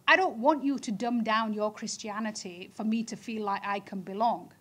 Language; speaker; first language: English; native; English